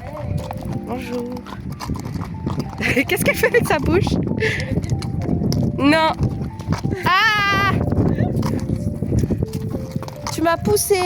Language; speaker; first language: French; native; French